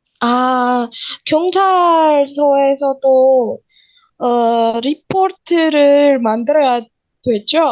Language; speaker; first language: Korean; non-native, learner; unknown